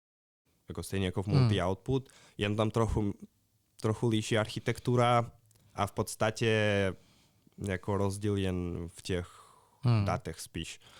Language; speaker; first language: Czech; non-native, fluent; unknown